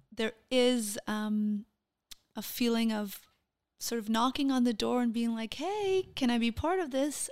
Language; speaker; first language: English; non-native, fluent; Portuguese